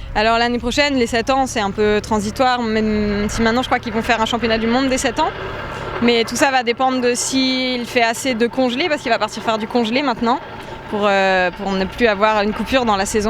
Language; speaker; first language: French; native; French